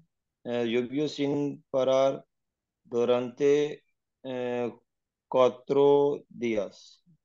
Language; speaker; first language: Spanish; non-native, learner; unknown